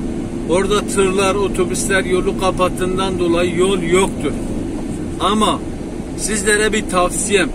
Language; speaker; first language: Turkish; native; Turkish